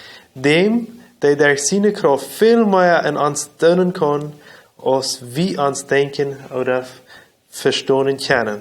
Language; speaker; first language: German; non-native, local second language; Low German